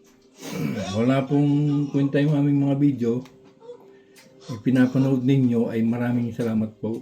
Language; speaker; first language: Filipino; native; Filipino